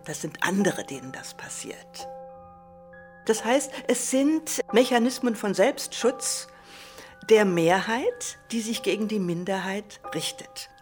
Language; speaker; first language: German; native; German